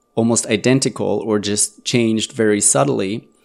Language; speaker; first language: English; non-native, fluent; German